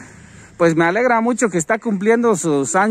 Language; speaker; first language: Spanish; native; Spanish